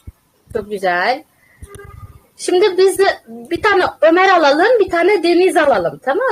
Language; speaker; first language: Turkish; non-native, fluent; Uzbek